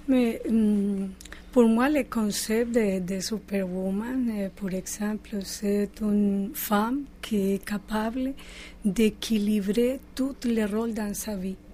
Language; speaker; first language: French; non-native, fluent; Spanish